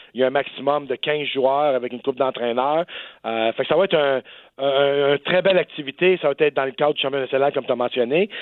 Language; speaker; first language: French; native; French